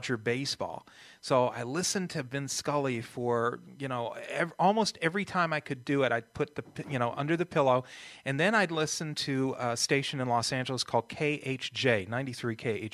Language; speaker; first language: English; early bilingual, other home language; Italian